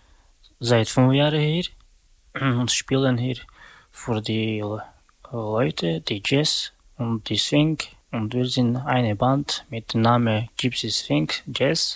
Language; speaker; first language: German; non-native, learner; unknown